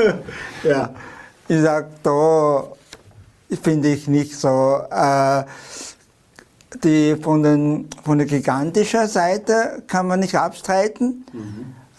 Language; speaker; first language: German; non-native, fluent; Chinese